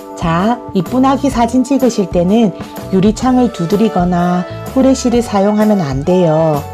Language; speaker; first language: Korean; native; Korean